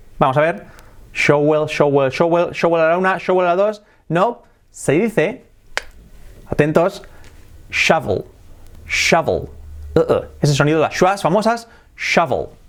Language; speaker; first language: Spanish; native; Spanish